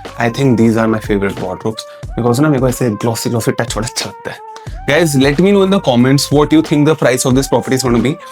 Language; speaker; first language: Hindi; native; Hindi